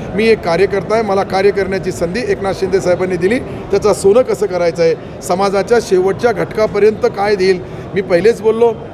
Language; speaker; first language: Marathi; non-native, local second language; Urdu